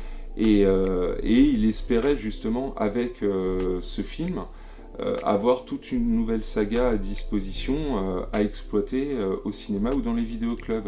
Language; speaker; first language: French; native; French